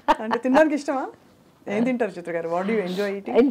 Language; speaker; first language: Telugu; native; Telugu